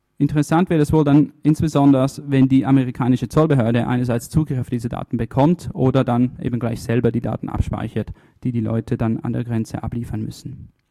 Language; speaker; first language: German; early bilingual, other home language; Italian